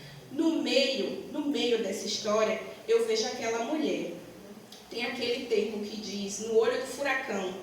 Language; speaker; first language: Portuguese; native; Portuguese